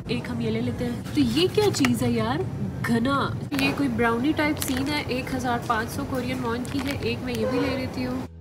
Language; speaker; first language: Urdu; native; Urdu